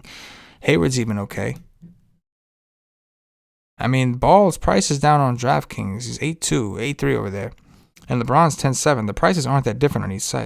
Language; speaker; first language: English; native; English